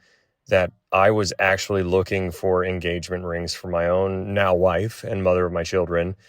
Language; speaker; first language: English; native; English